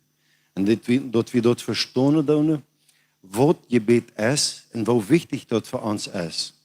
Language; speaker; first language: German; non-native, learner; Plautdietsch